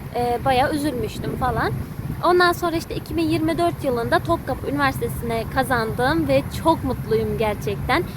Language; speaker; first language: Turkish; early bilingual, other home language; Uzbek